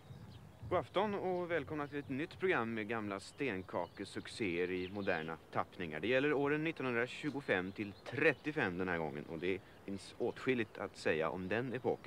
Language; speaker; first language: Swedish; native; Swedish